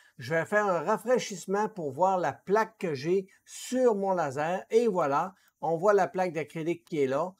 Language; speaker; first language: French; native; French